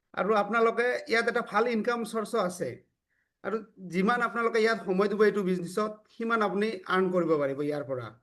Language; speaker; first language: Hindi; non-native, local second language; Assamese